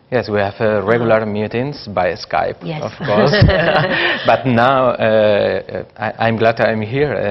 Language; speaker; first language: English; non-native, learner; Spanish